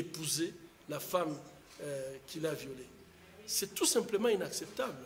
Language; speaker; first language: French; non-native, local second language; Swahili